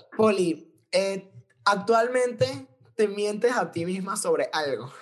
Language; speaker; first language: Spanish; native; Spanish